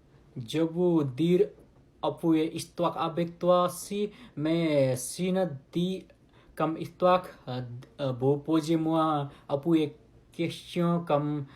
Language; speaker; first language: French; non-native, learner; Nepali